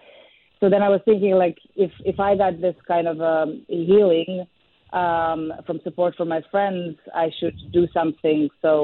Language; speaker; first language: English; non-native, fluent; Serbian